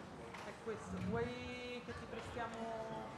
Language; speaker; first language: Italian; native; Italian